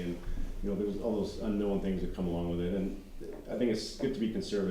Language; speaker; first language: English; native; English